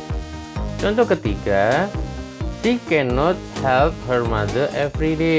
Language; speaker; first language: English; non-native, learner; Indonesian